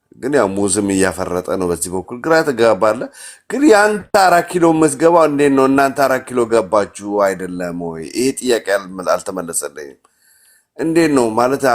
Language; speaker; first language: Amharic; non-native, local second language; Oromo